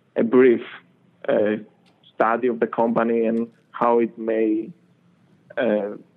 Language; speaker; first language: English; non-native, fluent; Greek